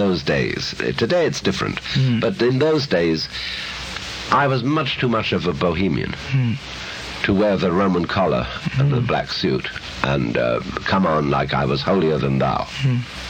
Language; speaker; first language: English; native; English